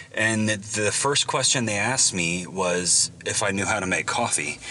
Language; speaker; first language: English; native; English